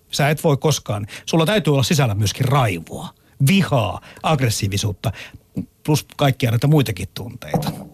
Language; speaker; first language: Finnish; native; Finnish